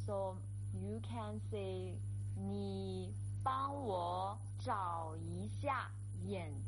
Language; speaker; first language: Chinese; non-native, fluent; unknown